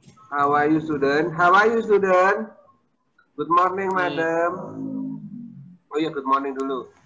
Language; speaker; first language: English; non-native, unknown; Indonesian